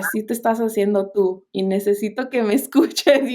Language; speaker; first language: Spanish; early bilingual, heritage; Spanish